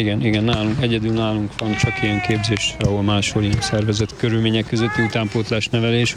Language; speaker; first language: Hungarian; native; Hungarian